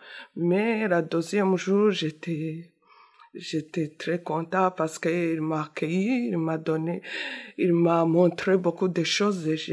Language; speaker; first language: French; non-native, learner; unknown